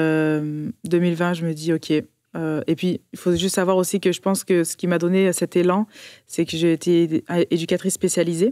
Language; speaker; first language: French; early bilingual, other home language; Portuguese